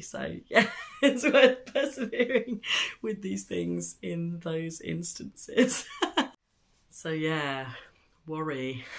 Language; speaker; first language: English; native; English